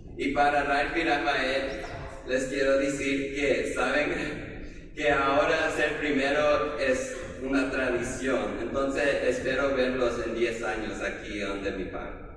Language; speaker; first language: Spanish; early bilingual, heritage; Spanish